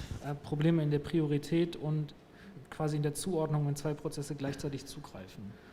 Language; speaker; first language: German; native; German